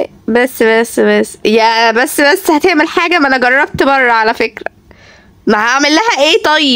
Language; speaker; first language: Arabic; native; Arabic